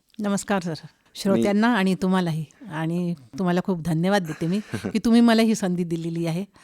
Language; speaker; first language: Marathi; non-native, local second language; Hindi